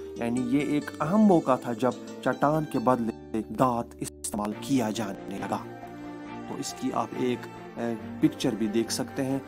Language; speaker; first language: Urdu; non-native, local second language; Kashmiri